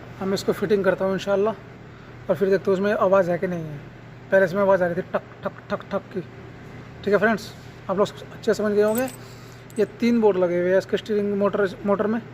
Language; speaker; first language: Hindi; native; Hindi